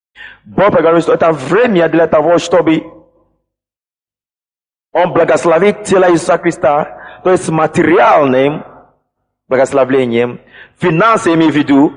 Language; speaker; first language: Russian; non-native, fluent; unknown